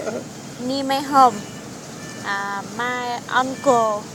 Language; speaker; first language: English; non-native, learner; Vietnamese